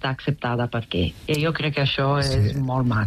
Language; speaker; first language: Catalan; non-native, fluent; Italian